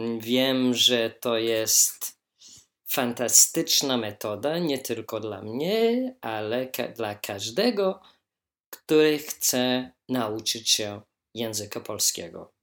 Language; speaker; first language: Polish; non-native, learner; English